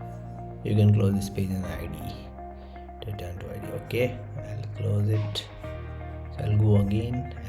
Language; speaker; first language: English; non-native, local second language; Hindi